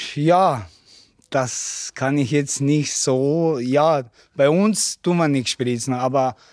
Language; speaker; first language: German; non-native, learner; Slovenian